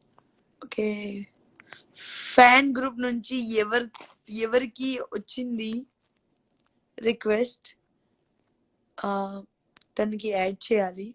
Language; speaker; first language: Telugu; non-native, learner; Gujarati